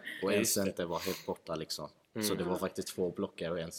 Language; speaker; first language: Swedish; non-native, fluent; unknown